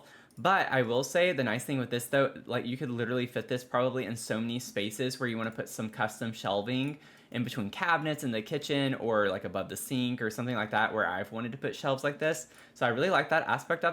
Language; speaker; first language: English; native; English